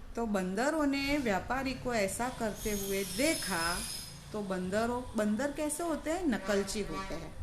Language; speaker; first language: Hindi; non-native, local second language; Gujarati